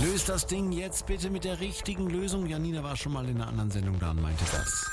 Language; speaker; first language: German; native; German